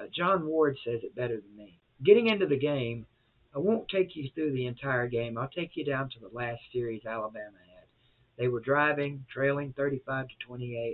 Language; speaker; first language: English; native; English